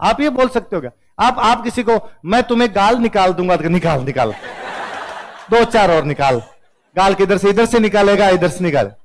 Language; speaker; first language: Hindi; non-native, local second language; Rajasthani